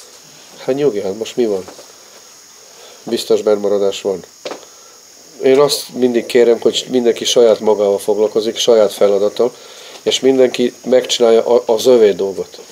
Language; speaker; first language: Hungarian; non-native, fluent; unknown